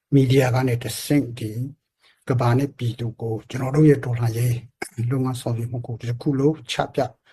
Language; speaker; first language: Burmese; non-native, local second language; Hakha Chin